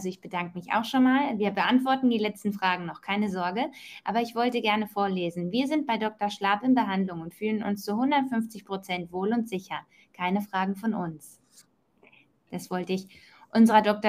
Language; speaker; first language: German; native; German